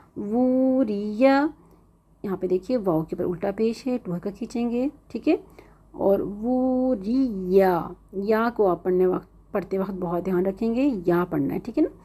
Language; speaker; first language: Urdu; native; Urdu